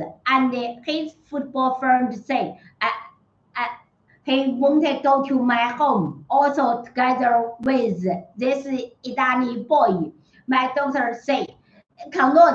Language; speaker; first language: English; non-native, learner; Chinese